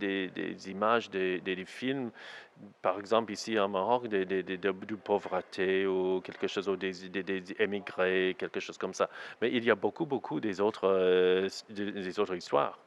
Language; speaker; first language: French; non-native, learner; English